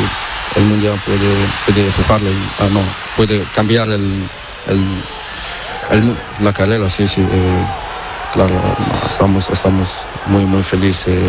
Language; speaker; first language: Spanish; non-native, learner; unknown